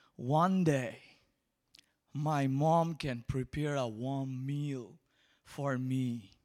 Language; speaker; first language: English; non-native, local second language; Bangla